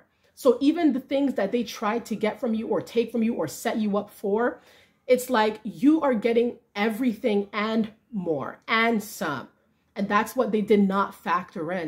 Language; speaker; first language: English; native; English